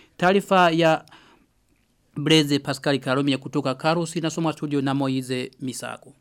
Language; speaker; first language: Swahili; non-native, local second language; Rundi